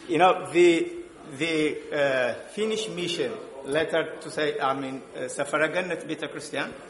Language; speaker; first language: English; non-native, local second language; Amharic